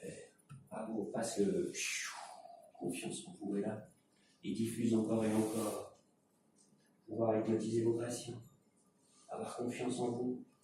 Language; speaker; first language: French; native; French